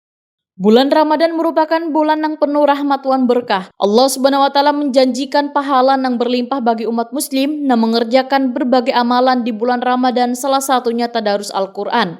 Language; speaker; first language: Indonesian; non-native, local second language; Banjar